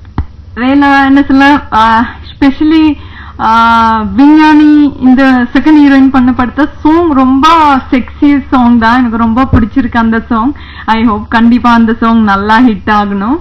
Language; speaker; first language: Tamil; non-native, learner; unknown